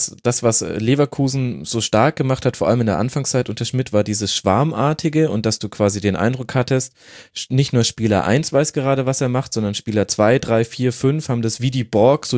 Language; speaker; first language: German; native; German